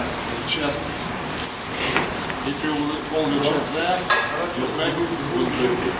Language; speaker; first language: English; non-native, learner; Russian